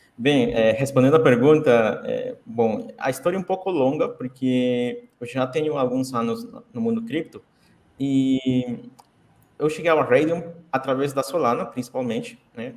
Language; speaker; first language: Portuguese; non-native, fluent; Spanish